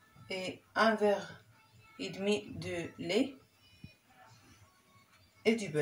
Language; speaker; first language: French; non-native, local second language; Arabic